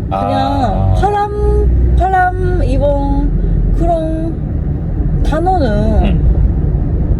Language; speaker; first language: Korean; non-native, learner; Japanese